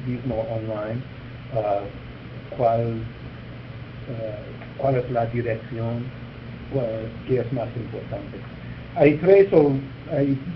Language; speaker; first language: Spanish; non-native, learner; English